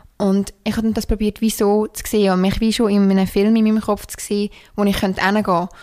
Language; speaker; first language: German; native; German